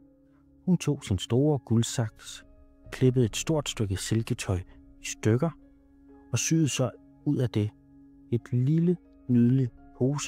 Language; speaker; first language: Danish; native; Danish